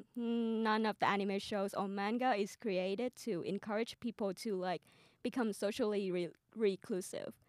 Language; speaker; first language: English; non-native, fluent; Vietnamese